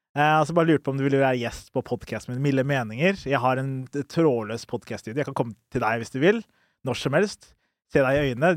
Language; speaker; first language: Norwegian; early bilingual, other home language; Somali